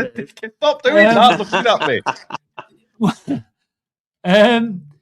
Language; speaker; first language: English; native; English